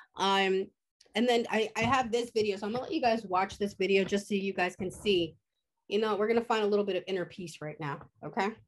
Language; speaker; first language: English; early bilingual, other home language; Spanish